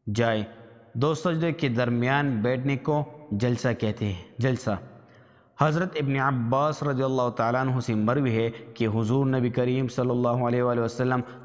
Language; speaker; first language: Urdu; native; Urdu